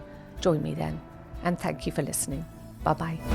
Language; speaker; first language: English; native; English